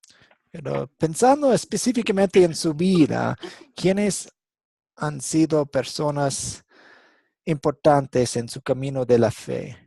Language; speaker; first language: Spanish; non-native, fluent; English